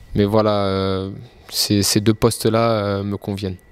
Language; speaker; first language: French; native; French